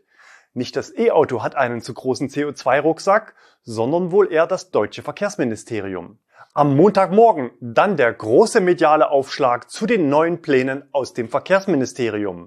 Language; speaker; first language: German; native; German